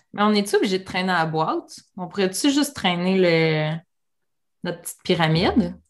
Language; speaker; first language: French; native; French